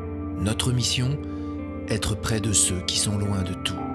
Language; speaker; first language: French; native; French